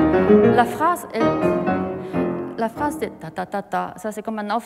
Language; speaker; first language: French; non-native, fluent; Japanese